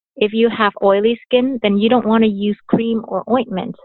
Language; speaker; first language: English; early bilingual, other home language; Vietnamese